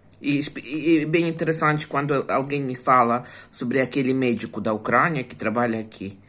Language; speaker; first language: Portuguese; non-native, fluent; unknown